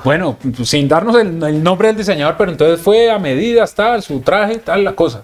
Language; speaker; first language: Spanish; native; Spanish